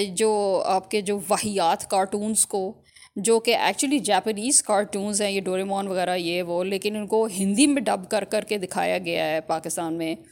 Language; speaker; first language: Urdu; early bilingual, other home language; English